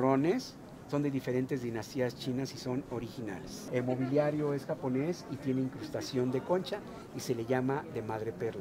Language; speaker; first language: Spanish; native; Spanish